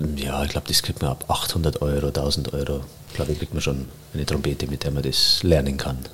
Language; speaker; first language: German; native; German